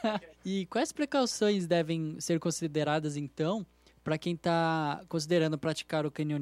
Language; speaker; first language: Portuguese; native; Portuguese